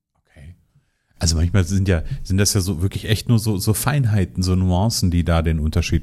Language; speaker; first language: German; native; German